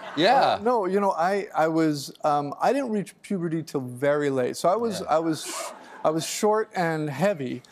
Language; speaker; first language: English; native; English